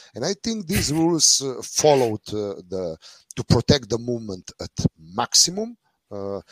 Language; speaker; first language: English; non-native, fluent; Slovenian